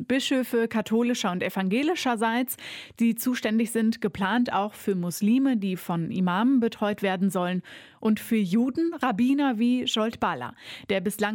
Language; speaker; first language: German; native; German